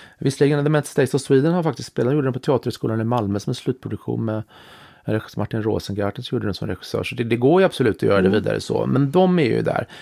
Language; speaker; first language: Swedish; native; Swedish